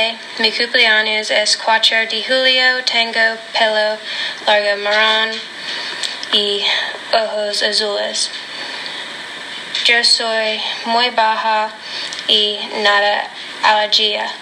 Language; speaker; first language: Spanish; non-native, learner; English